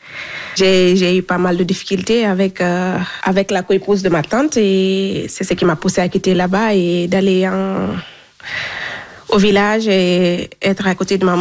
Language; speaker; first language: French; non-native, local second language; Fula